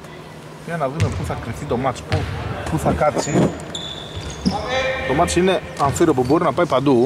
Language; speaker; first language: Greek; native; Greek